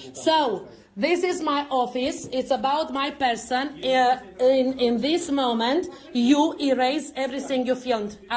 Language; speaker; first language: English; non-native, learner; Romanian